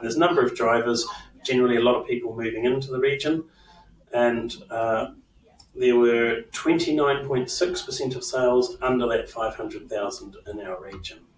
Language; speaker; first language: English; native; English